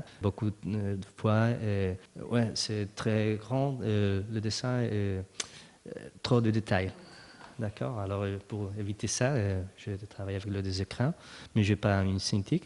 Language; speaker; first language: French; non-native, learner; Spanish